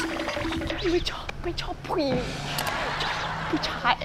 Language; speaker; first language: Thai; non-native, learner; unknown